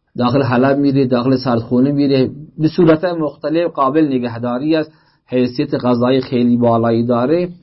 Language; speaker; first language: Persian; native; Persian